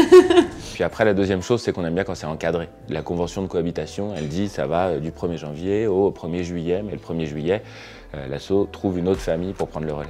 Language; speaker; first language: French; native; French